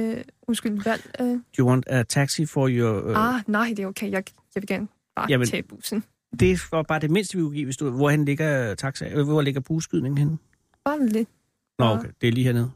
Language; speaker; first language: Danish; non-native, fluent; Chinese